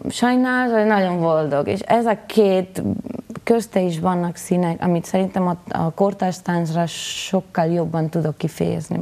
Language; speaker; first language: Hungarian; non-native, fluent; Spanish